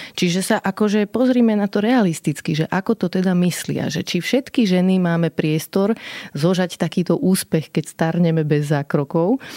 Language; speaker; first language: Slovak; native; Slovak